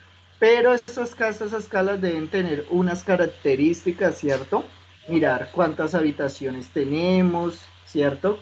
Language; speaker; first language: Spanish; native; Spanish